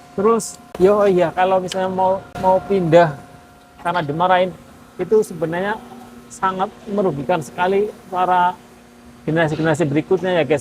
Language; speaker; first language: Indonesian; native; Indonesian